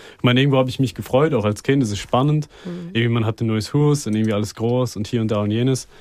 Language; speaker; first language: German; native; German